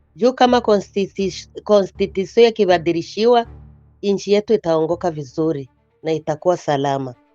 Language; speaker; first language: Swahili; native; Swahili